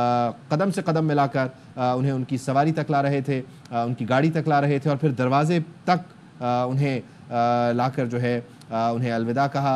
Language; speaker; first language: Urdu; native; Urdu